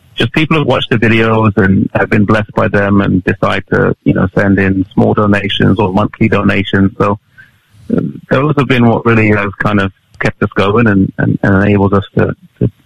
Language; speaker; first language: English; native; English